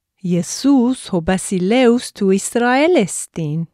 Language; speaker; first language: Greek; non-native, fluent; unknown